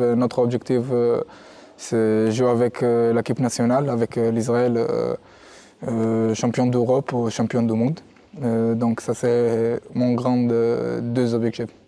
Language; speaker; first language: French; non-native, learner; Hebrew